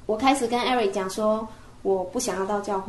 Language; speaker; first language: Chinese; native; Chinese